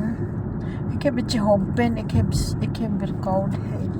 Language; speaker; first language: Dutch; non-native, learner; Filipino